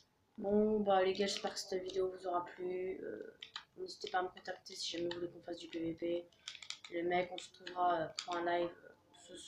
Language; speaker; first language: French; native; French